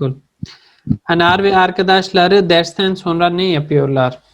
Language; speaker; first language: Turkish; non-native, learner; Urdu